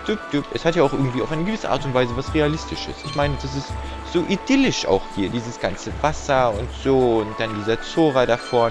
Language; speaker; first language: German; native; German